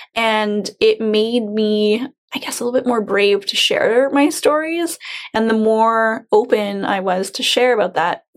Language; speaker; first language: English; native; English